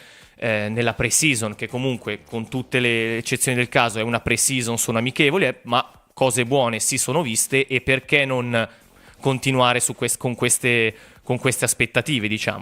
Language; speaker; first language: Italian; native; Italian